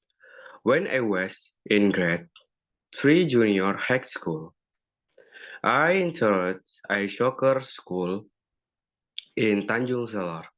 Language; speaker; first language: English; non-native, learner; Indonesian